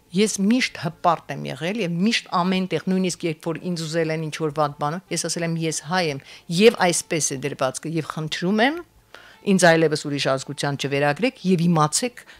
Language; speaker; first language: Armenian; native; Armenian